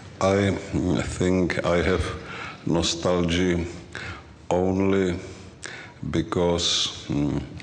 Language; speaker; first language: English; non-native, learner; Czech